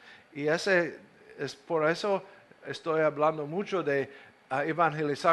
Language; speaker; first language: Spanish; non-native, fluent; English